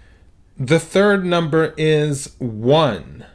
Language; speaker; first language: English; native; English